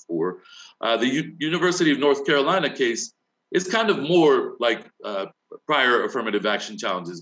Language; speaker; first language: English; native; English